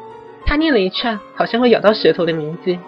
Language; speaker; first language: Chinese; native; Chinese